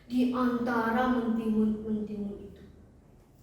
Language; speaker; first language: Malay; non-native, local second language; Balinese